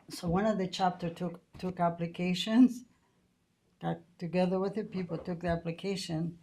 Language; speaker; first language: English; non-native, fluent; Spanish